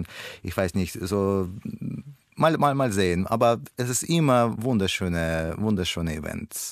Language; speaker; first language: German; non-native, fluent; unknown